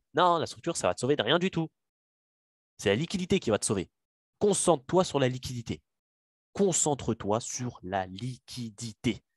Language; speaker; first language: French; native; French